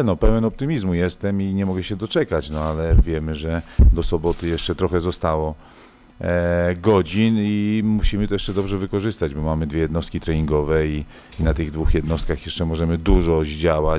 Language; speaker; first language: Polish; native; Polish